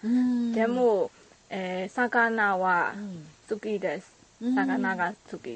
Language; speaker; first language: Japanese; non-native, learner; Burmese